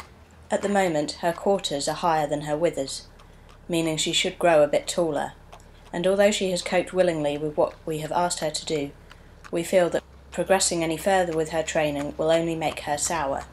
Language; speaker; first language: English; native; English